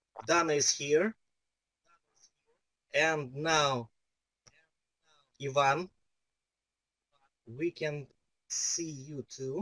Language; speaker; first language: English; non-native, fluent; Russian